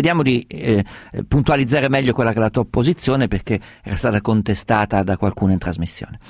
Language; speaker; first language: Italian; native; Italian